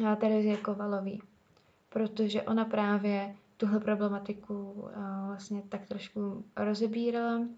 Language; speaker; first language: Czech; native; Czech